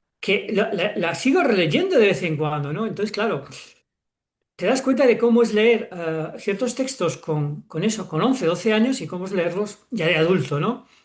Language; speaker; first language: Spanish; native; Spanish